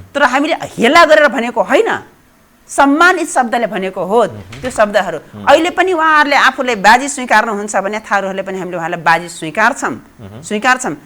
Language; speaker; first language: Nepali; non-native, local second language; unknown